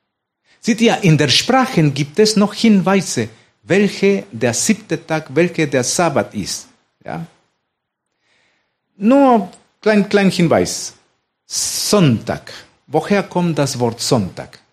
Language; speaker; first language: German; non-native, fluent; Spanish